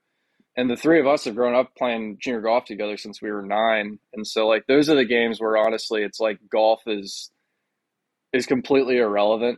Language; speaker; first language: English; native; English